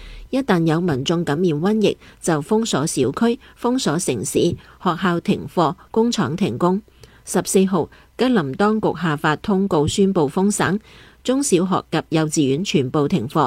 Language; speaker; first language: Chinese; non-native, local second language; Cantonese